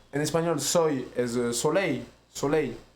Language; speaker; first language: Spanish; non-native, learner; French